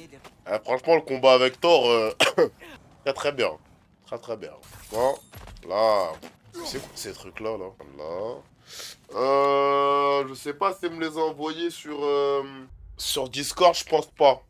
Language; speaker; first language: French; native; French